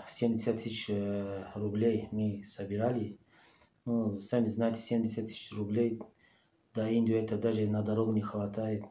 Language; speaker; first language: Russian; non-native, learner; Tajik